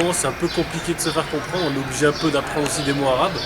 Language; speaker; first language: French; native; French